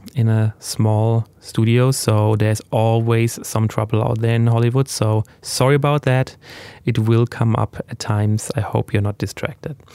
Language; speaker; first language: English; non-native, fluent; German